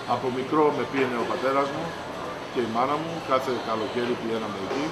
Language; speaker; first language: Greek; early bilingual, heritage; Greek